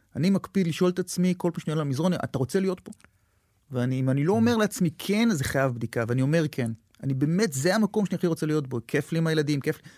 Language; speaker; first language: Hebrew; native; Hebrew